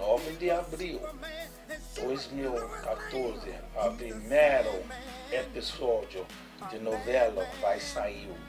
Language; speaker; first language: Portuguese; non-native, learner; English